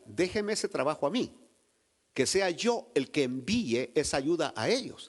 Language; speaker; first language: Spanish; native; Spanish